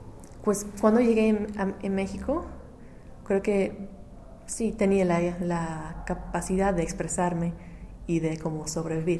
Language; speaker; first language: Spanish; non-native, fluent; English